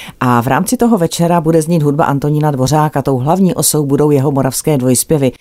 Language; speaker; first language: Czech; native; Czech